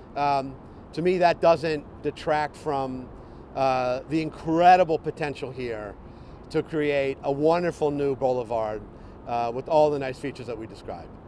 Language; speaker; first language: English; native; English